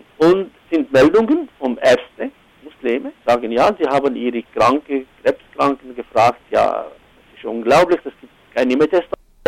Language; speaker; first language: German; non-native, fluent; Arabic